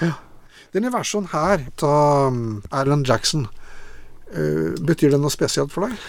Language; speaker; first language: Norwegian; native; Norwegian